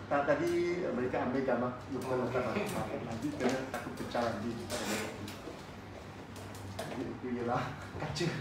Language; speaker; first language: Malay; non-native, local second language; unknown